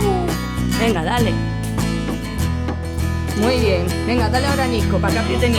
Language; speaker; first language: Spanish; native; Spanish